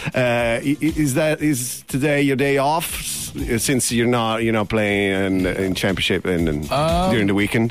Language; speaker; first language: English; non-native, fluent; Italian